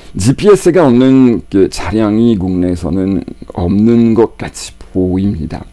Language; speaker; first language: Korean; non-native, fluent; French